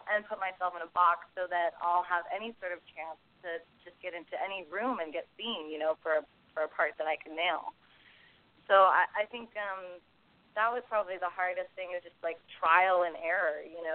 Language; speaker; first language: English; native; English